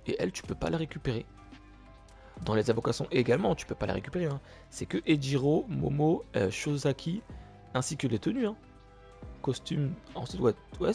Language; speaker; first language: French; native; French